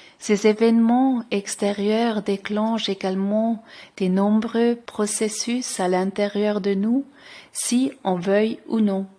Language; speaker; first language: French; non-native, local second language; Swiss German